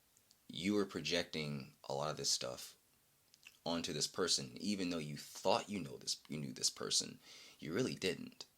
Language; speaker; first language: English; native; English